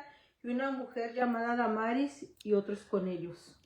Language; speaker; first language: Spanish; native; Spanish